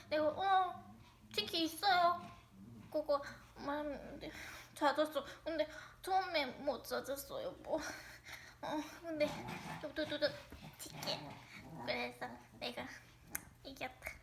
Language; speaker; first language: Korean; non-native, learner; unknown